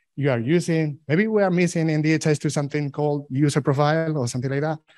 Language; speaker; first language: English; non-native, fluent; Spanish